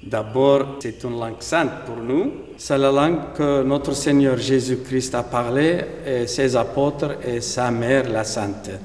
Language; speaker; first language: French; non-native, fluent; Aramaic